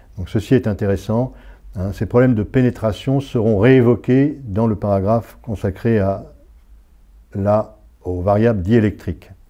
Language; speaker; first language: French; native; French